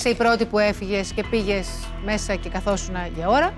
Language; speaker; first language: Greek; native; Greek